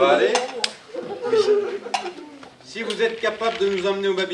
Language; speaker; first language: French; native; French